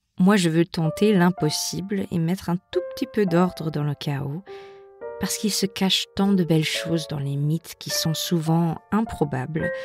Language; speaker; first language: French; non-native, fluent; German